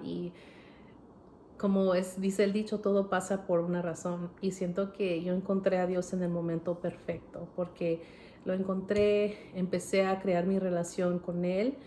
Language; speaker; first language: Spanish; early bilingual, heritage; Spanish